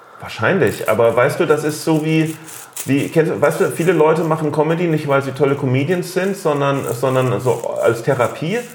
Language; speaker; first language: German; native; German